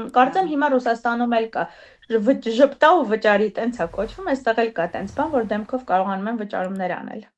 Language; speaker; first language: Armenian; native; Armenian